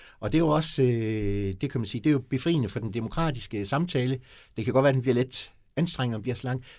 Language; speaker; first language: Danish; native; Danish